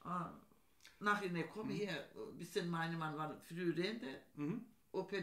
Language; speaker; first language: German; non-native, learner; Turkish